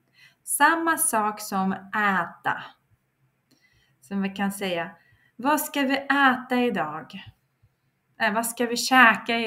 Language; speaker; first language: Swedish; non-native, fluent; Russian